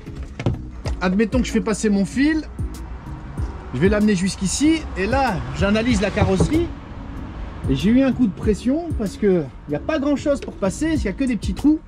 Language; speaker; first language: French; native; French